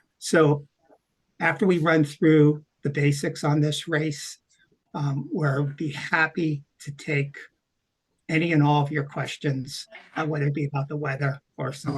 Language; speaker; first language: English; native; English